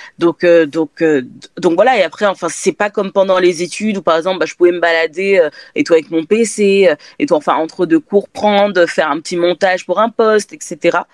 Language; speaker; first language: French; native; French